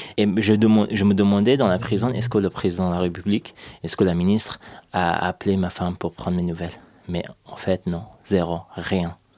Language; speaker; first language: French; non-native, fluent; Persian